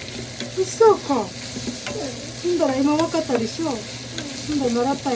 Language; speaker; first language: Japanese; non-native, learner; Cebuano